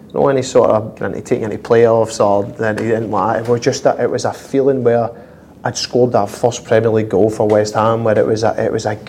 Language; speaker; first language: English; native; English